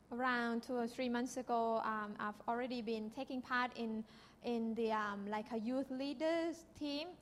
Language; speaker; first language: English; non-native, learner; Thai